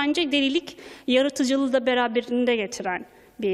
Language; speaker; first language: Turkish; native; Turkish